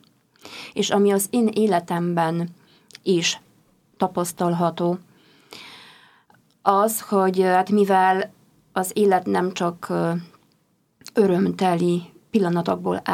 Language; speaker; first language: Hungarian; non-native, fluent; Polish